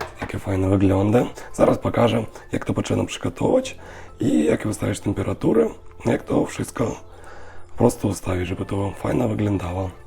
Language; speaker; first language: Polish; non-native, learner; Russian